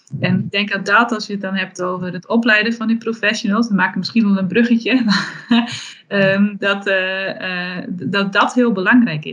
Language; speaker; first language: Dutch; native; Dutch